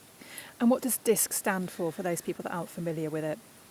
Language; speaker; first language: English; native; English